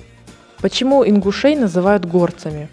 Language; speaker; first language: Russian; native; Russian